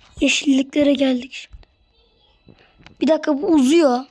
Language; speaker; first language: Turkish; native; Turkish